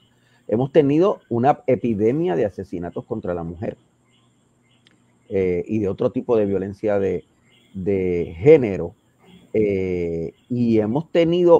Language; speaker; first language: Spanish; native; Spanish